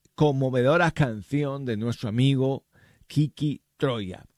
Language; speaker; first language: Spanish; non-native, fluent; English